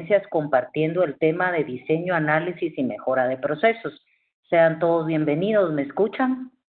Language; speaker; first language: Spanish; native; Spanish